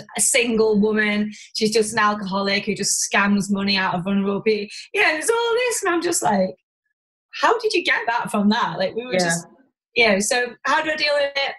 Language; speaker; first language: English; native; English